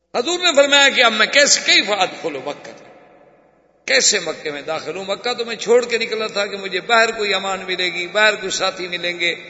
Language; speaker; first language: Urdu; native; Urdu